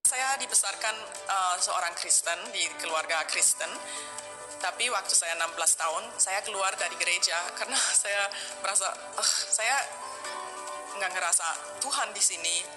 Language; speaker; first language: Indonesian; non-native, fluent; German